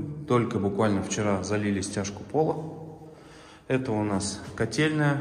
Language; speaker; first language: Russian; native; Russian